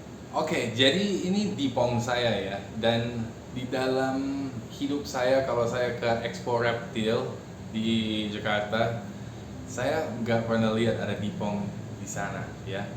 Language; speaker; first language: Indonesian; non-native, fluent; English